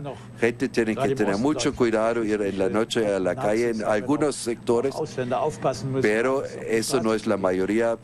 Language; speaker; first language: Spanish; non-native, fluent; German